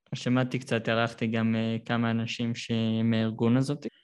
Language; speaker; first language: Hebrew; non-native, fluent; Spanish